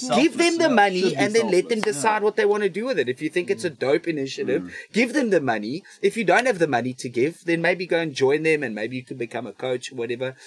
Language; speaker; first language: English; native; English